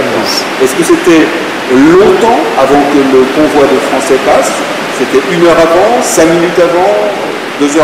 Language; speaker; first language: French; native; French